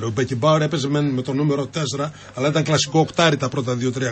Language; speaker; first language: Greek; native; Greek